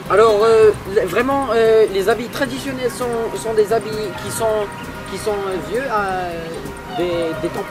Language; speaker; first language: French; non-native, learner; English